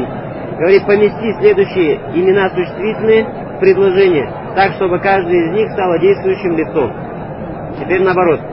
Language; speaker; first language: Russian; native; Russian